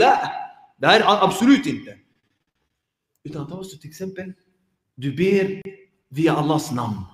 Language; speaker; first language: Swedish; early bilingual, other home language; Arabic